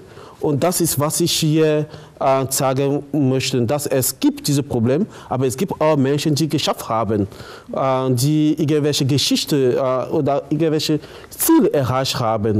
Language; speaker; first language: German; non-native, fluent; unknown